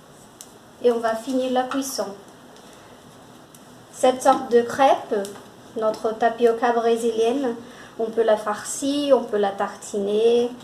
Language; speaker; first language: French; non-native, fluent; Portuguese